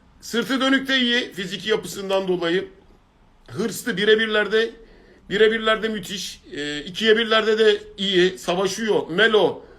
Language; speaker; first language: Turkish; native; Turkish